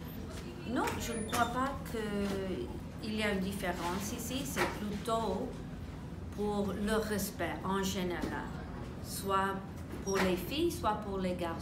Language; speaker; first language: French; non-native, fluent; English